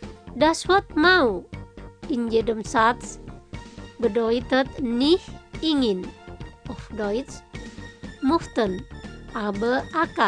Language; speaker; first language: German; non-native, fluent; Indonesian